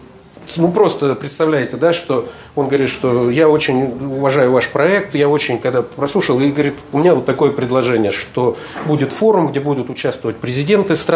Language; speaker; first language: Russian; native; Russian